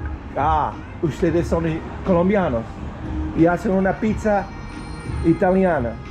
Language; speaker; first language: Spanish; non-native, learner; English